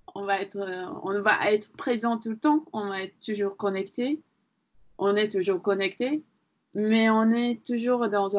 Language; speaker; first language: French; non-native, fluent; Latvian